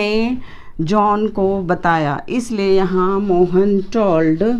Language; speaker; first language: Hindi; native; Hindi